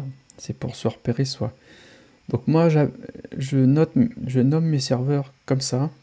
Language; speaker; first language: French; native; French